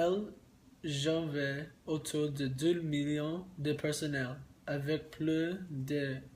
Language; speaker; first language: French; non-native, learner; English